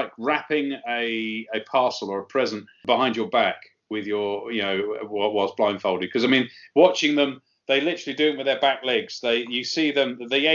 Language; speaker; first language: English; native; English